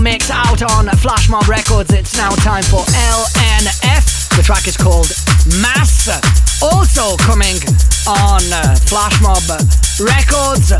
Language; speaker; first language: English; non-native, fluent; Italian